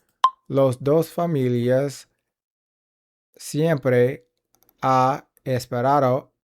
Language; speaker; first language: Spanish; non-native, learner; English